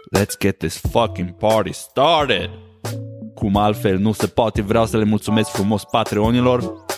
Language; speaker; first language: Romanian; native; Romanian